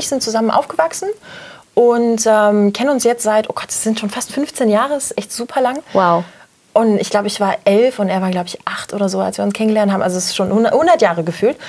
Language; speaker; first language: German; native; German